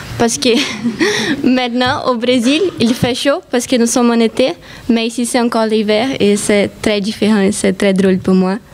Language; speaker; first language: French; non-native, learner; Portuguese